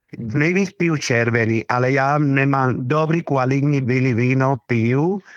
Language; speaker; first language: Czech; non-native, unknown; Spanish